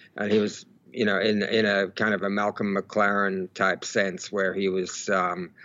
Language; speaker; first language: English; native; English